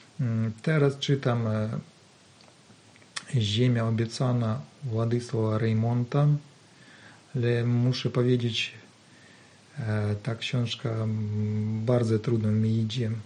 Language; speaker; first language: Polish; non-native, learner; Ukrainian